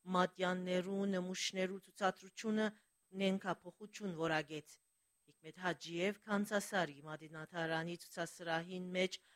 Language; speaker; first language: Armenian; early bilingual, heritage; Armenian